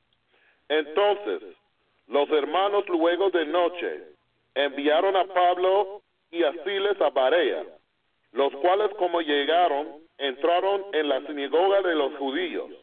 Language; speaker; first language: Spanish; non-native, fluent; English